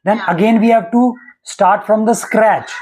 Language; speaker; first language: English; non-native, local second language; Hindi